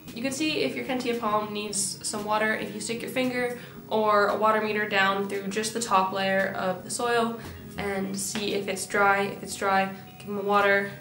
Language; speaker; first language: English; native; English